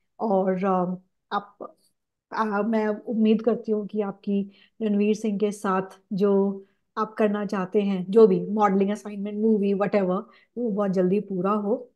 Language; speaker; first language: Hindi; native; Hindi